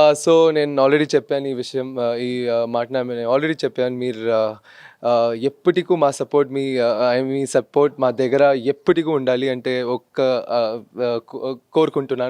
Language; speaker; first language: Telugu; non-native, fluent; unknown